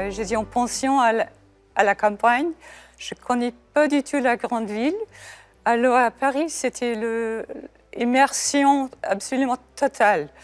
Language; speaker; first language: French; non-native, fluent; English